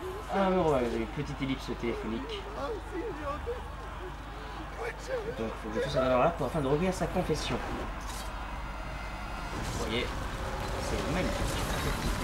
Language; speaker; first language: French; native; French